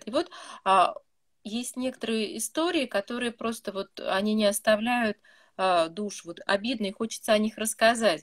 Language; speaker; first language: Russian; native; Russian